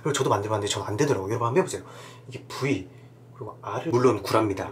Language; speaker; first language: Korean; native; Korean